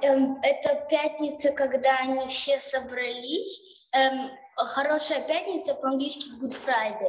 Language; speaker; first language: Russian; early bilingual, heritage; Russian